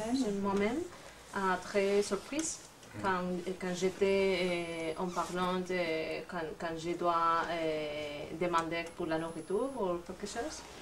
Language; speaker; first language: French; non-native, learner; Spanish